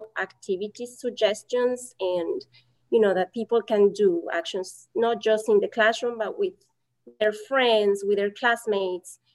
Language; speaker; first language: English; non-native, fluent; Spanish